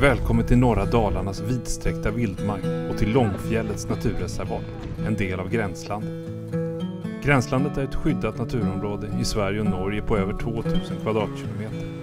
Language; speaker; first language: Swedish; native; Swedish